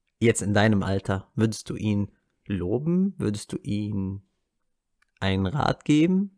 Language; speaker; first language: German; non-native, fluent; Arabic